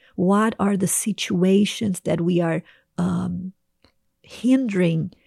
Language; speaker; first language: English; non-native, fluent; Portuguese